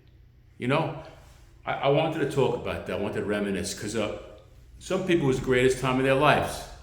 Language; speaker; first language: English; native; English